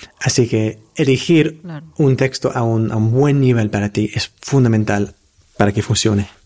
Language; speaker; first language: Spanish; non-native, fluent; English